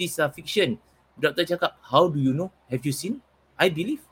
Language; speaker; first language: English; non-native, local second language; Malay